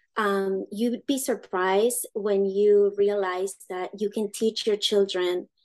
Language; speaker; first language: English; early bilingual, other home language; Spanish